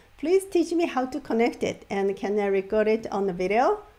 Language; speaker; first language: English; non-native, fluent; Japanese